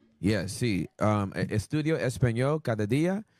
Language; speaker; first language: Spanish; non-native, learner; English